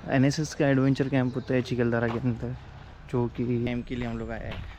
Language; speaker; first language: Hindi; non-native, local second language; Marathi